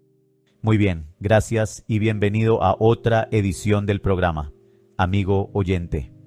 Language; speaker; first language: Spanish; native; Spanish